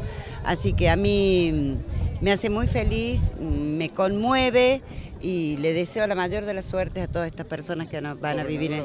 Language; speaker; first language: Spanish; native; Spanish